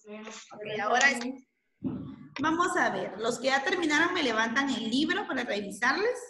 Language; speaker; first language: Spanish; native; Spanish